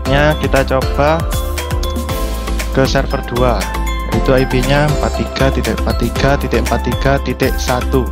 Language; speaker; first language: Indonesian; native; Indonesian